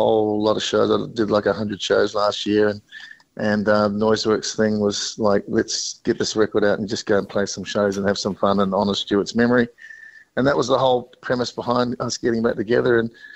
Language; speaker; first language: English; native; English